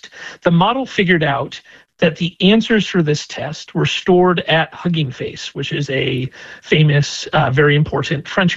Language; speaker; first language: English; native; English